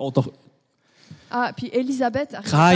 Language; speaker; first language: German; non-native, local second language; French